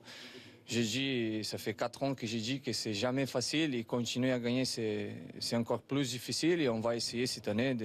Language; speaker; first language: French; non-native, fluent; Portuguese